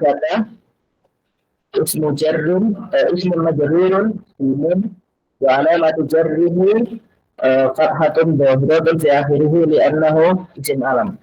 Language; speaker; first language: Arabic; non-native, learner; Indonesian